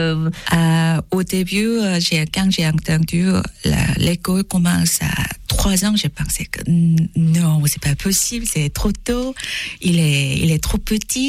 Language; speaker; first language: French; non-native, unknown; Korean